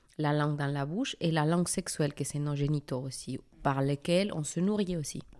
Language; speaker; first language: French; non-native, fluent; Spanish